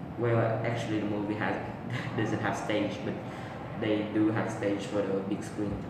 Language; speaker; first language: English; non-native, learner; Vietnamese